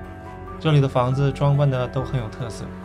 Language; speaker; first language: Chinese; native; Chinese